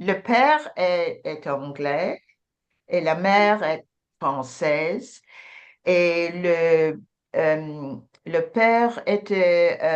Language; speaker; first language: French; non-native, learner; English